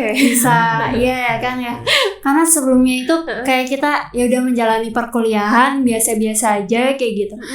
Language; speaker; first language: Indonesian; native; Indonesian